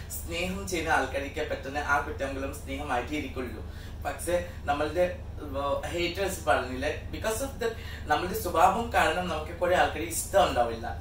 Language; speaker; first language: Malayalam; non-native, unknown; Assamese